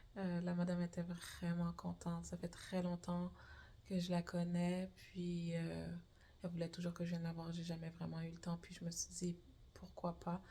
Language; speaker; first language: French; native; French